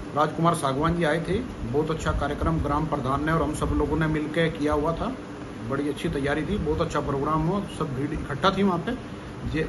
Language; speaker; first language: Hindi; native; Hindi